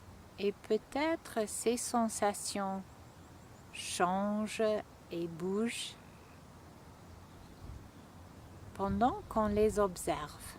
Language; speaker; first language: French; non-native, fluent; English